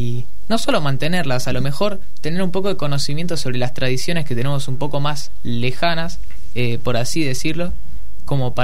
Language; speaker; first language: Spanish; native; Spanish